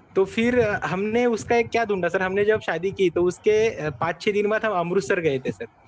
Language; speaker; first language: Hindi; non-native, local second language; Marathi